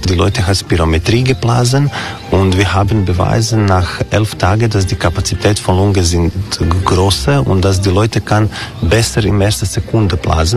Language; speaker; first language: German; non-native, learner; Croatian